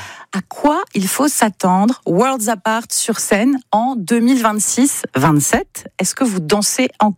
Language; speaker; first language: French; native; French